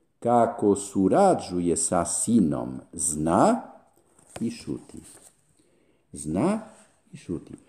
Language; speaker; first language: Croatian; non-native, fluent; Spanish